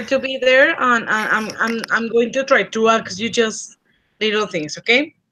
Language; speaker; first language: English; non-native, fluent; Spanish